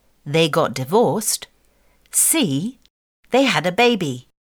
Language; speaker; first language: English; native; English